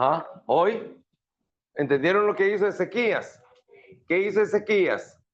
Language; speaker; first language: Spanish; native; Spanish